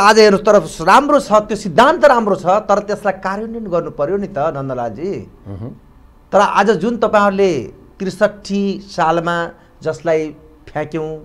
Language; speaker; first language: Nepali; native; Nepali